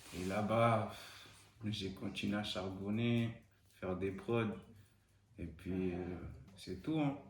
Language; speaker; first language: French; non-native, fluent; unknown